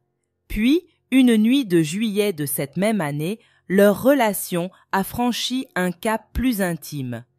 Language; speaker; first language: French; native; French